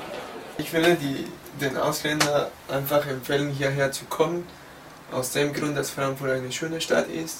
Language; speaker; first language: German; non-native, learner; Spanish